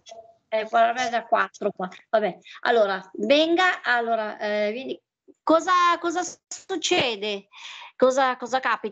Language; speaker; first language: Italian; native; Italian